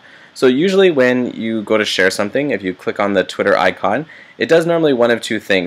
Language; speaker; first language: English; native; English